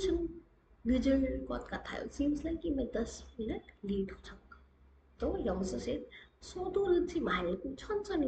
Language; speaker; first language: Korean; non-native, fluent; Hindi